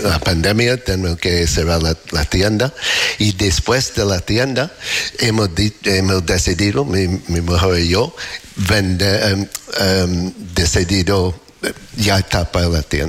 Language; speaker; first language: Spanish; non-native, learner; English